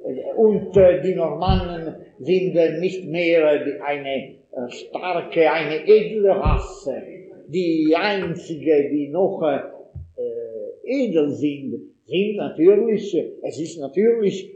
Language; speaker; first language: German; non-native, fluent; Italian